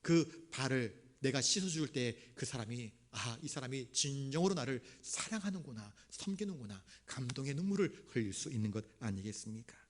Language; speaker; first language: Korean; native; Korean